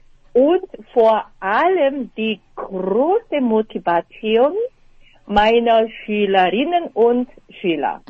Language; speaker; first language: German; non-native, fluent; Korean